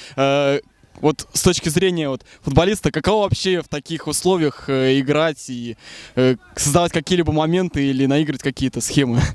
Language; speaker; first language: Russian; native; Russian